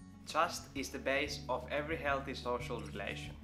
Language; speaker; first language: English; non-native, fluent; Finnish